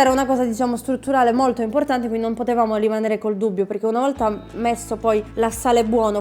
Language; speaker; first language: Italian; native; Italian